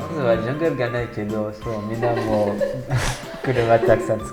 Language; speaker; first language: Japanese; non-native, learner; French